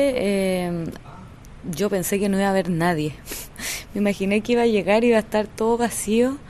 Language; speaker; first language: Spanish; native; Spanish